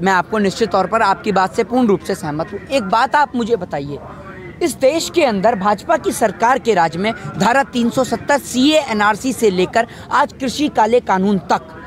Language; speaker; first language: Hindi; native; Hindi